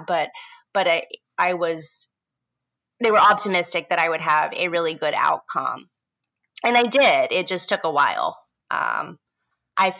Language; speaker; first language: English; native; English